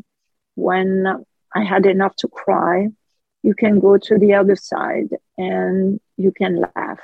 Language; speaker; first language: English; non-native, fluent; French